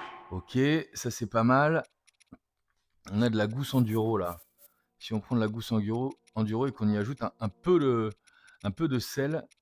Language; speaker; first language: French; native; French